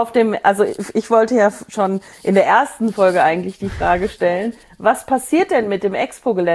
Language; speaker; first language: German; native; German